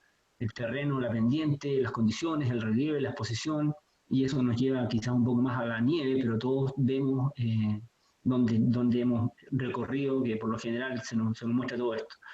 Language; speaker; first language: Spanish; native; Spanish